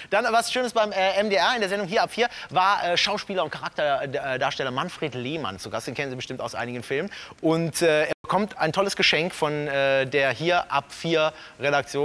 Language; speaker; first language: German; native; German